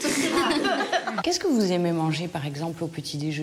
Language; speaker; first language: French; native; French